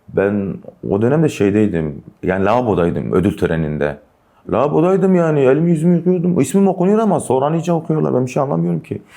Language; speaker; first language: Turkish; non-native, local second language; Kurdish